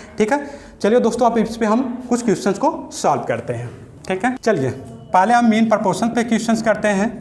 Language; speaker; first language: Hindi; native; Hindi